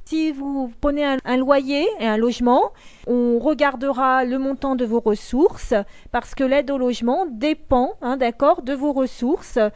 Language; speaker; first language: French; native; French